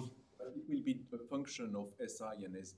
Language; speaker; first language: English; non-native, fluent; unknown